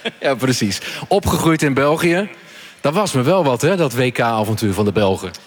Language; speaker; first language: Dutch; native; Dutch